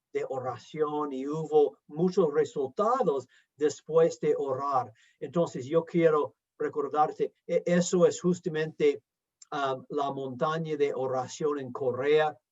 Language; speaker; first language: Spanish; non-native, fluent; English